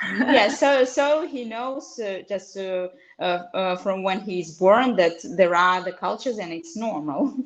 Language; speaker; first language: English; non-native, fluent; Russian